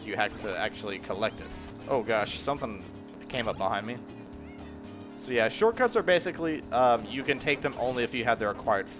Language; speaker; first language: English; native; English